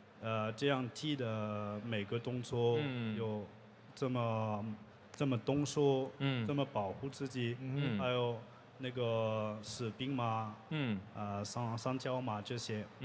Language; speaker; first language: Chinese; non-native, learner; French